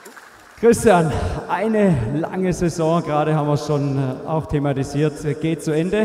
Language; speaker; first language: German; native; German